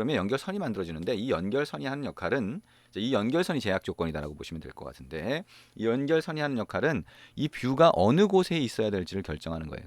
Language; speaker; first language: Korean; native; Korean